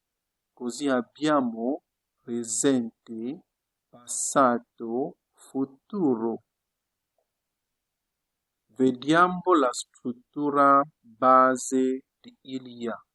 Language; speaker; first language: Italian; non-native, fluent; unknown